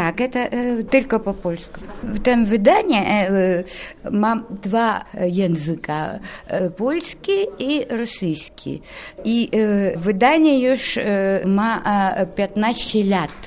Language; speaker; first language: Polish; non-native, learner; Russian